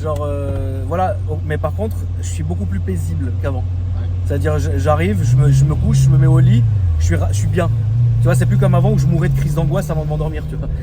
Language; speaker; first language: French; native; French